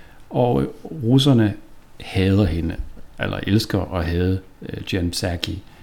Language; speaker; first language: Danish; native; Danish